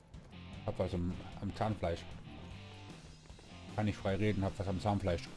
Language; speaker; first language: German; native; German